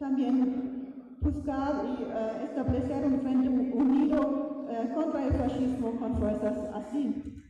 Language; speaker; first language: Spanish; non-native, fluent; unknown